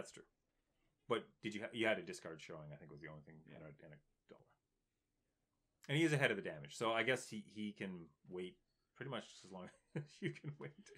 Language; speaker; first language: English; native; English